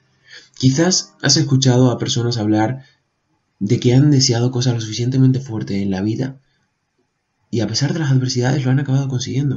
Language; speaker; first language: Spanish; native; Spanish